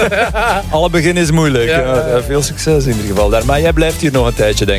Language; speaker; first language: Dutch; native; Dutch